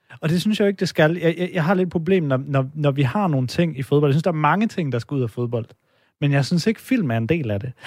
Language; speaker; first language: Danish; native; Danish